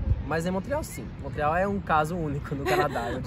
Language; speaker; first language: Portuguese; non-native, fluent; French